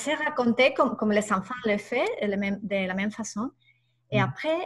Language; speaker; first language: French; non-native, learner; Spanish